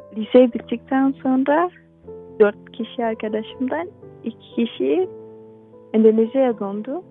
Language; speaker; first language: Turkish; non-native, fluent; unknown